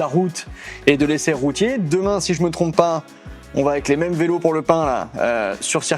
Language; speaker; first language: French; native; French